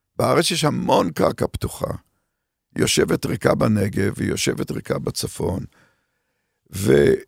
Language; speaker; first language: Hebrew; native; Hebrew